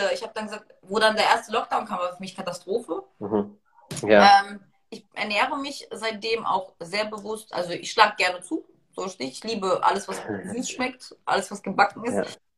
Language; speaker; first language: German; early bilingual, other home language; Russian